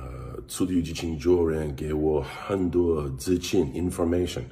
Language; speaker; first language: Chinese; non-native, learner; English